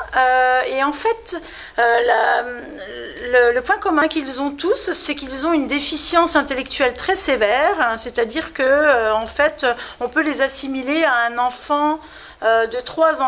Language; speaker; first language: French; native; French